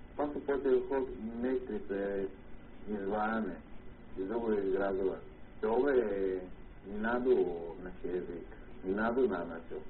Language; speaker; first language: Bosnian; early bilingual, heritage; Croatian